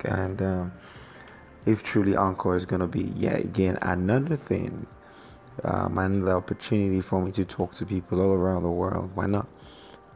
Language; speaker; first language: English; non-native, local second language; Yoruba